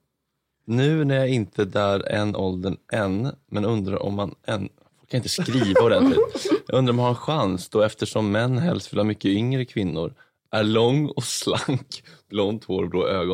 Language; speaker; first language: Swedish; native; Swedish